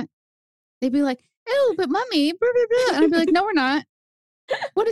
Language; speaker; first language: English; early bilingual, other home language; Spanish